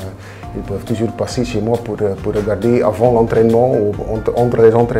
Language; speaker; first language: French; non-native, local second language; Dutch